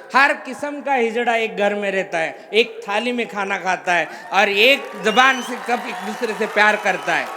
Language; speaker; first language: Hindi; non-native, local second language; Marathi